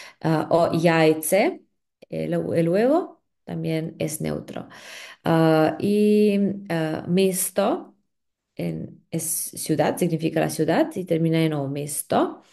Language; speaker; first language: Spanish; non-native, fluent; Slovenian